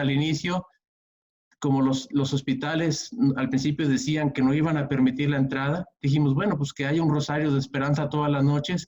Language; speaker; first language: Spanish; native; Spanish